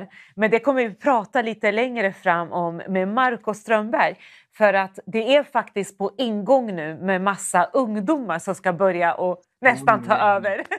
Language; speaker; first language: Swedish; native; Swedish